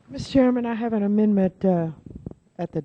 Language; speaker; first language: English; native; English